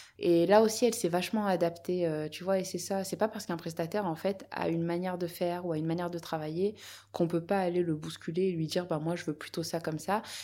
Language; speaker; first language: French; native; French